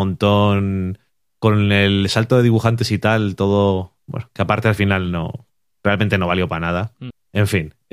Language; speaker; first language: Spanish; native; Spanish